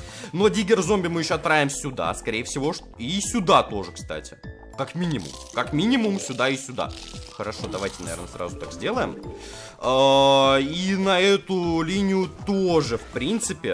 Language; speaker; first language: Russian; native; Russian